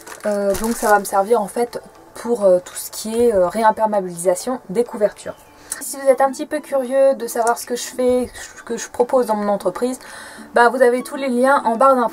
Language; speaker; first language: French; native; French